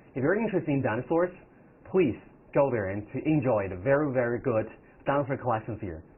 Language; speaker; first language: English; non-native, fluent; Chinese